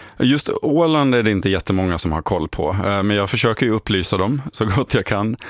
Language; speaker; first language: Swedish; native; Swedish